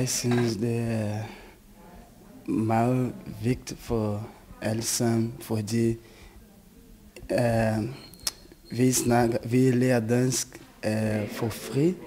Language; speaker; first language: Danish; non-native, learner; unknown